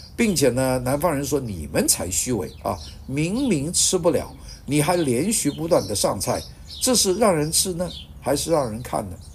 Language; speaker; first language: Chinese; native; Chinese